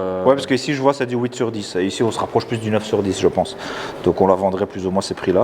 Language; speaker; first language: French; native; French